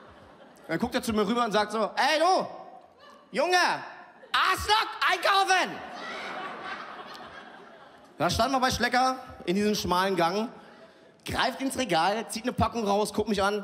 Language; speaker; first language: German; early bilingual, other home language; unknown